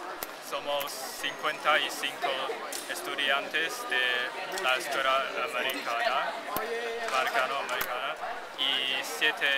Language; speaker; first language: Spanish; non-native, learner; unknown